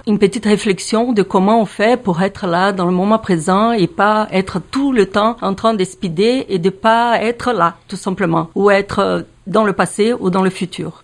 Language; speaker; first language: French; non-native, fluent; Portuguese